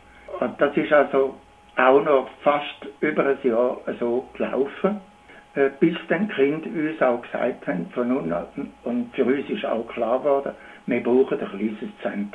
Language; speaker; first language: German; native; German